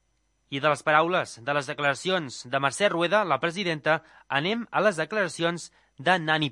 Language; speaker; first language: Catalan; native; Catalan